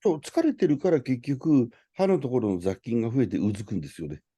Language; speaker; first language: Japanese; native; Japanese